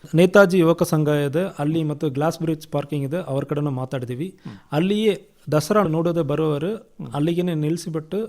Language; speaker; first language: Kannada; non-native, local second language; Tamil